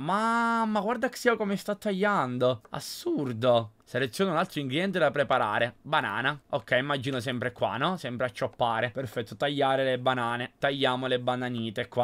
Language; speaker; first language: Italian; native; Italian